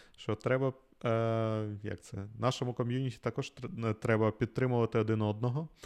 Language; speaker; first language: Ukrainian; non-native, local second language; Russian